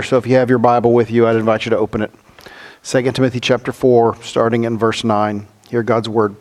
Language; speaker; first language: English; native; English